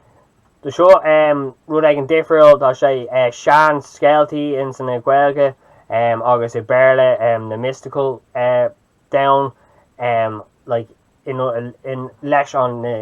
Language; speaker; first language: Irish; non-native, local second language; English